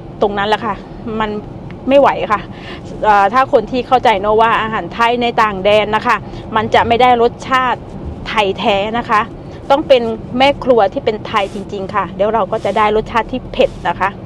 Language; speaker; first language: Thai; native; Thai